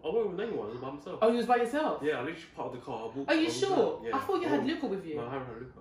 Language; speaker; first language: English; native; English